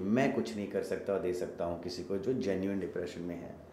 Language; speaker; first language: Hindi; native; Hindi